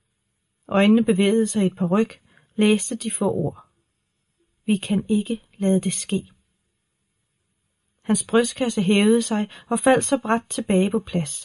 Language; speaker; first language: Danish; native; Danish